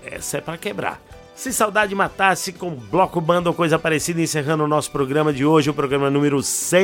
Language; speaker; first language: Portuguese; native; Portuguese